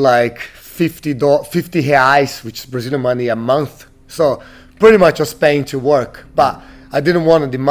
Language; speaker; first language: English; non-native, fluent; Portuguese